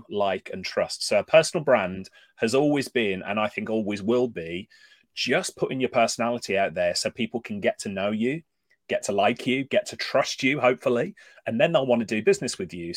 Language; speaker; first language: English; native; English